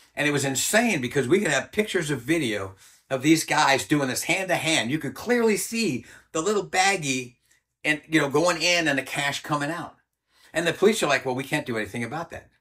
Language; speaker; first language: English; native; English